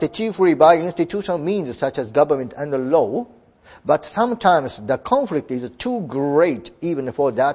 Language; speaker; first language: English; non-native, fluent; Japanese